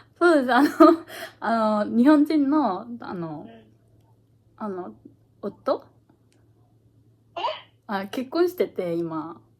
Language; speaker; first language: Japanese; early bilingual, heritage; Korean